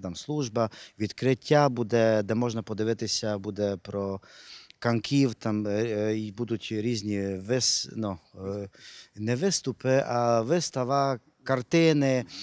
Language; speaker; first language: Ukrainian; non-native, local second language; Hungarian